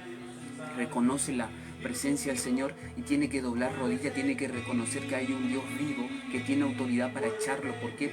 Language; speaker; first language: Spanish; native; Spanish